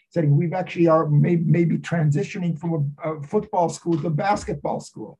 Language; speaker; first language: English; native; English